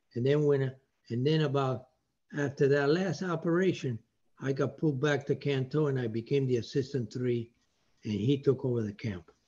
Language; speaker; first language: English; non-native, fluent; Spanish